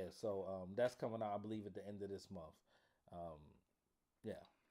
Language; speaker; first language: English; native; English